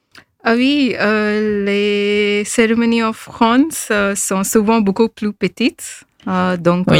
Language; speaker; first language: French; non-native, fluent; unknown